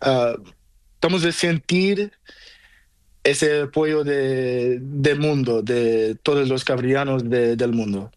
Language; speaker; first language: Spanish; non-native, learner; Portuguese